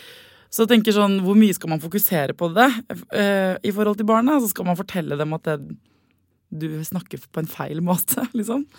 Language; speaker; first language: Norwegian; native; Norwegian